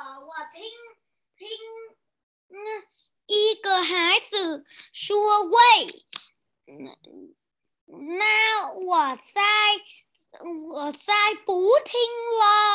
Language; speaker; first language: Chinese; non-native, learner; Vietnamese